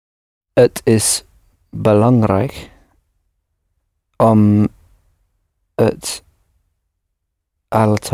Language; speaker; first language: Dutch; non-native, learner; English